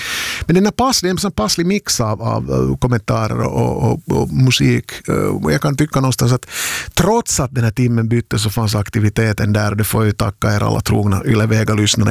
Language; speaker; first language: Swedish; native; Swedish